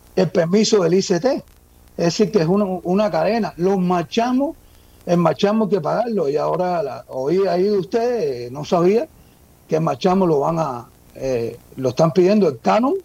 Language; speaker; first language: Spanish; native; Spanish